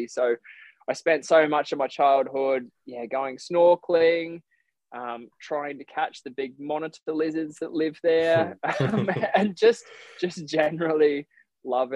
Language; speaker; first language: English; native; English